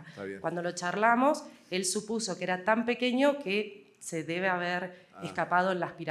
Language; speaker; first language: Spanish; native; Spanish